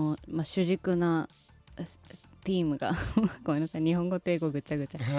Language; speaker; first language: Japanese; native; Japanese